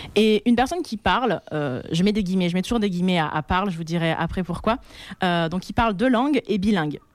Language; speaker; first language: French; native; French